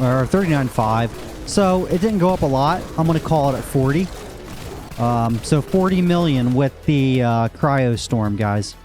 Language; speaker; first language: English; native; English